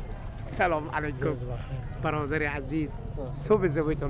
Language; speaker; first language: Persian; native; Persian